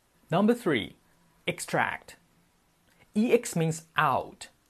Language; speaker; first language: English; non-native, fluent; Chinese